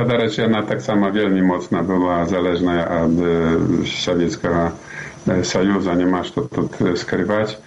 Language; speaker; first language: Polish; non-native, learner; Belarusian